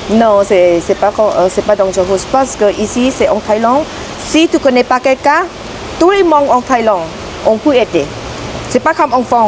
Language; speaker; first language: French; non-native, learner; Thai